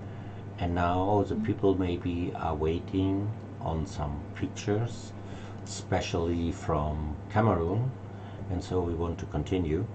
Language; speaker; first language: English; non-native, learner; German